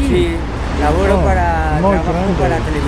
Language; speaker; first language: Spanish; native; Spanish